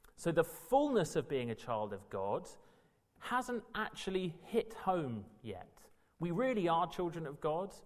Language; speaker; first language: English; native; English